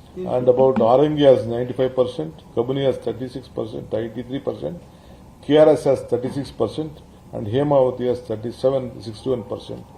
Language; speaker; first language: English; non-native, local second language; Kannada